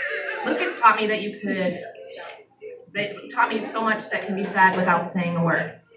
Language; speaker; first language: English; native; English